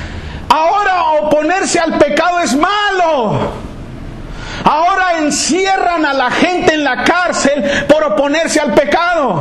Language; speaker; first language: Spanish; native; Spanish